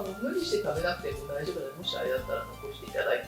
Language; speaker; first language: Japanese; native; Japanese